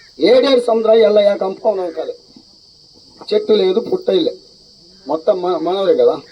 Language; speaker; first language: Telugu; non-native, local second language; Koya